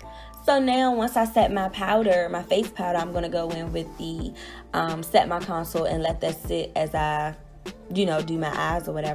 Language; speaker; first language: English; native; English